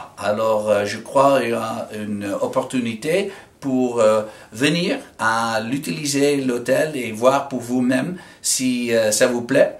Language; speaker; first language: French; non-native, fluent; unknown